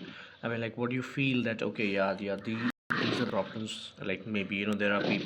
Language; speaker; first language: English; non-native, local second language; Hindi